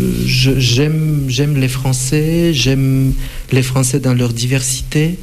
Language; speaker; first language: French; non-native, fluent; Russian